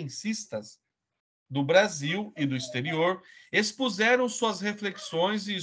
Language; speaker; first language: Portuguese; native; Portuguese